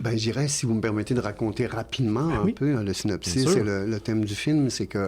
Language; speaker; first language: French; native; French